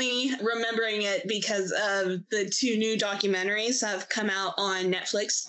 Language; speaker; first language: English; native; English